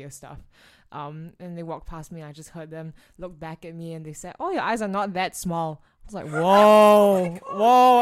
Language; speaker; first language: English; native; English